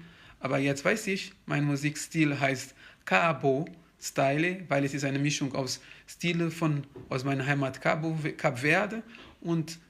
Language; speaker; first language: German; non-native, fluent; Kabuverdianu